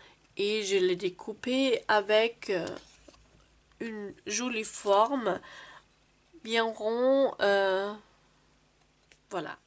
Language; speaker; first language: French; non-native, fluent; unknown